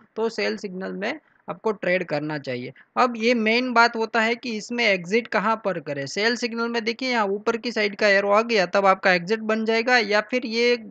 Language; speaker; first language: Hindi; non-native, local second language; Gujarati